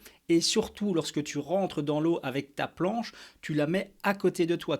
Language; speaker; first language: French; native; French